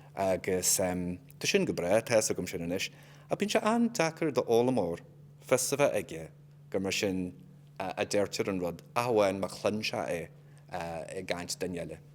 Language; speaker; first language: Irish; non-native, local second language; English